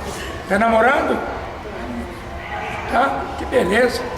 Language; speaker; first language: Portuguese; native; Portuguese